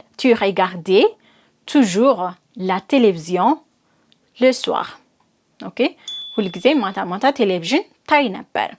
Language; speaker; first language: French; non-native, fluent; Amharic